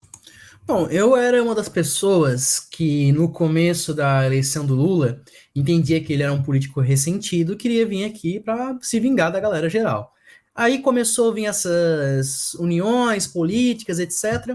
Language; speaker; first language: Portuguese; native; Portuguese